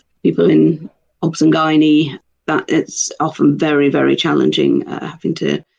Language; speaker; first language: English; native; English